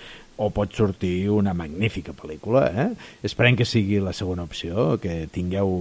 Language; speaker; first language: Catalan; native; Catalan